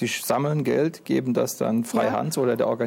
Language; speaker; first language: German; native; German